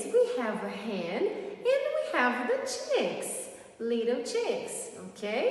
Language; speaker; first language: English; non-native, fluent; Portuguese